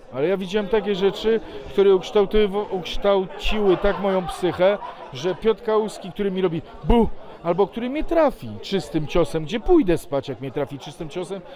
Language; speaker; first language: Polish; non-native, fluent; Serbian